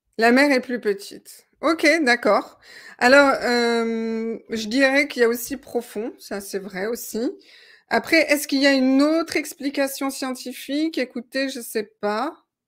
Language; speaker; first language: French; native; French